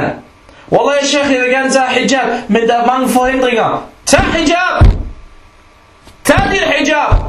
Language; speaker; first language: Danish; non-native, local second language; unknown